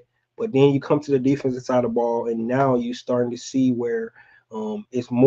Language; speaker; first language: English; native; English